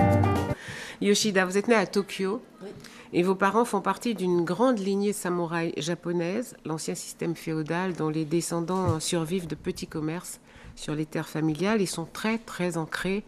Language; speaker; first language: French; native; French